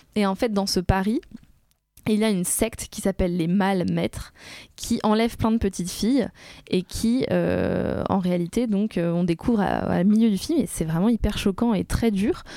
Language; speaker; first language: French; native; French